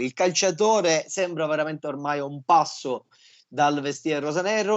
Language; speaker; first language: Italian; native; Italian